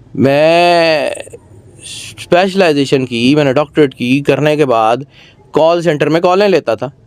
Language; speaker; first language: Urdu; non-native, local second language; Punjabi